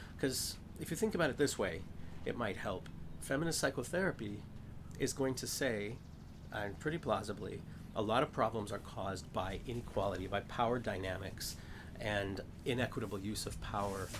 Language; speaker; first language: English; native; English